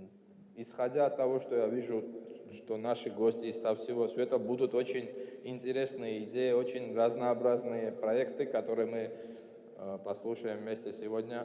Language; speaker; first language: Russian; non-native, fluent; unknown